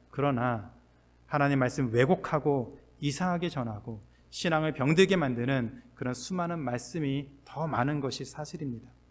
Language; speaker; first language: Korean; native; Korean